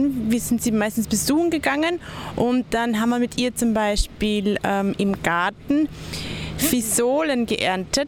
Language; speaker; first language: German; native; German